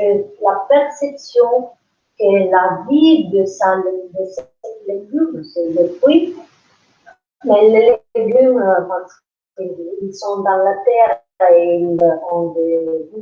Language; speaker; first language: French; non-native, learner; English